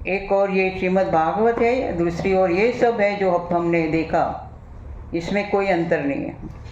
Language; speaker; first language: Hindi; non-native, local second language; Gujarati